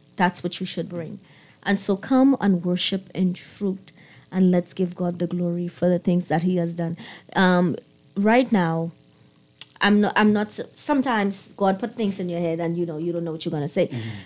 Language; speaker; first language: English; native; English